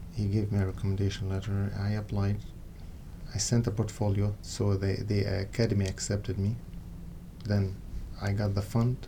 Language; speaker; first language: English; non-native, fluent; Arabic